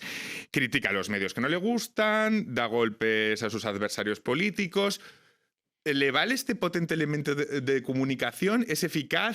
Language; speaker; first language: Spanish; native; Spanish